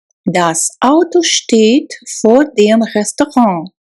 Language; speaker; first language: German; non-native, fluent; Russian